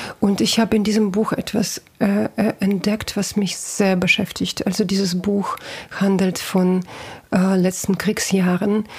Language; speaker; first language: German; non-native, fluent; Russian